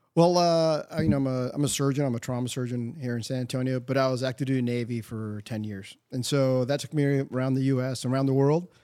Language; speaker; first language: English; early bilingual, other home language; Spanish